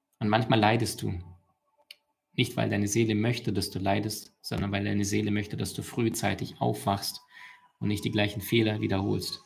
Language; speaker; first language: German; early bilingual, other home language; Russian